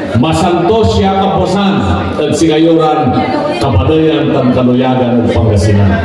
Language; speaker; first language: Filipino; non-native, local second language; Pangasinan